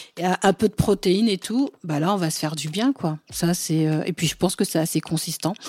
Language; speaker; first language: French; early bilingual, other home language; Bambara